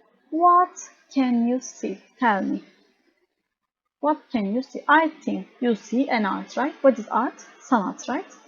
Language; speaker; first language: English; non-native, fluent; Turkish